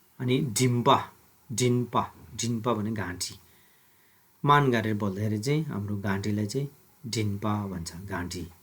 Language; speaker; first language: Nepali; non-native, local second language; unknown